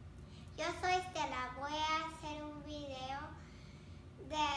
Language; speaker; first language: Spanish; non-native, learner; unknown